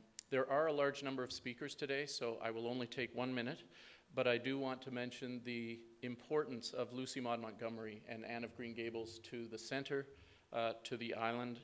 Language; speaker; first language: English; native; English